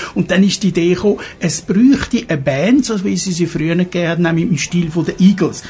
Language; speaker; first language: German; native; German